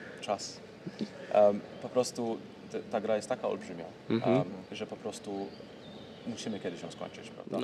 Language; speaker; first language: Polish; early bilingual, heritage; Polish